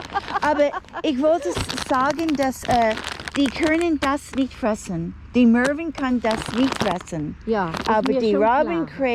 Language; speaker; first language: German; non-native, learner; English